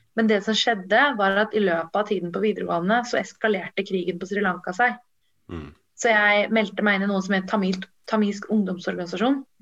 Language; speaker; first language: Norwegian; early bilingual, other home language; Tamil